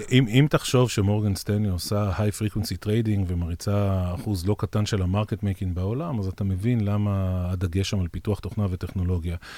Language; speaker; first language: Hebrew; native; Hebrew